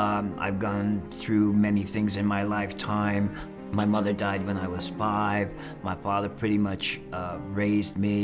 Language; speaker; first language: English; native; English